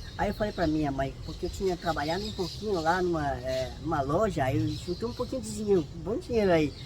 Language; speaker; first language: Portuguese; non-native, fluent; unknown